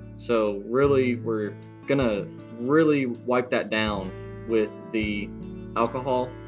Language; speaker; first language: English; native; English